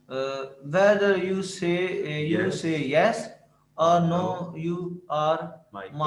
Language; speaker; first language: English; non-native, learner; Urdu